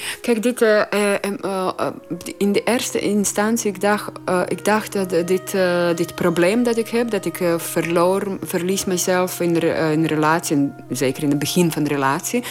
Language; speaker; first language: Dutch; non-native, learner; Croatian